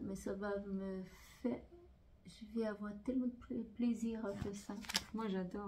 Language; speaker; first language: French; non-native, fluent; Portuguese